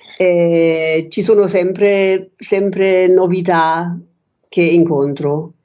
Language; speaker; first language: Italian; non-native, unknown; German